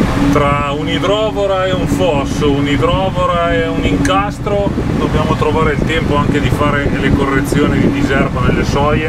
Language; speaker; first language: Italian; native; Italian